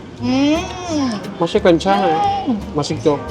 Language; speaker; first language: Korean; non-native, learner; Vietnamese